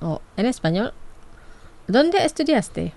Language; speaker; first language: Spanish; non-native, fluent; Indonesian